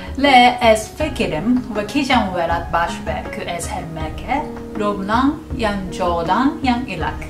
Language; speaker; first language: Kurdish; non-native, learner; Japanese